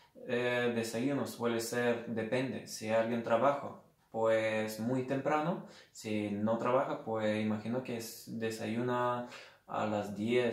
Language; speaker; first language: Spanish; non-native, fluent; Lithuanian